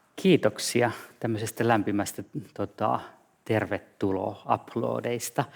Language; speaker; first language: Finnish; non-native, local second language; Swedish